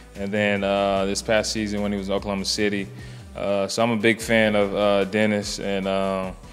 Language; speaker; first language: English; native; English